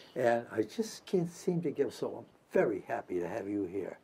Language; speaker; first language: English; native; English